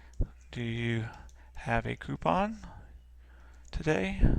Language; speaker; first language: English; native; English